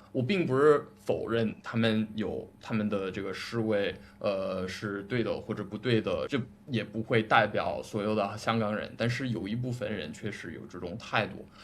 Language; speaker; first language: Chinese; non-native, fluent; English